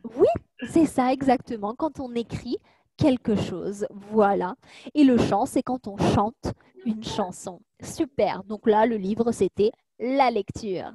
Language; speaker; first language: French; native; French